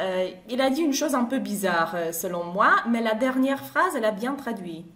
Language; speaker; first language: French; non-native, fluent; Russian